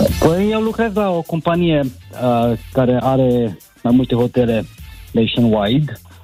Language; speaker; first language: Romanian; native; Romanian